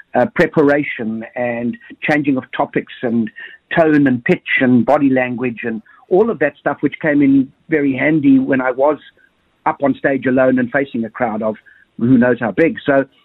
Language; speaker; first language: English; native; English